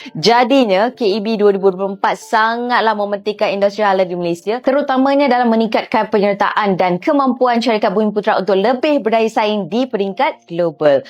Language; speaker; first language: Malay; native; Malay